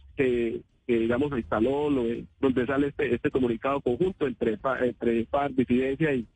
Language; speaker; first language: Spanish; native; Spanish